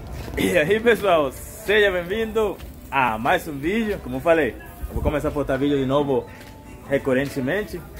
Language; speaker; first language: Portuguese; non-native, fluent; Spanish